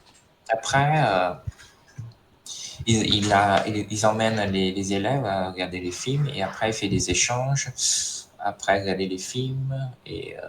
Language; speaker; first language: French; non-native, fluent; Khmer